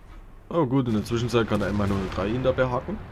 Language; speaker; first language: German; native; German